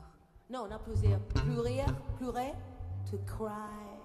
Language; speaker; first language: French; non-native, learner; English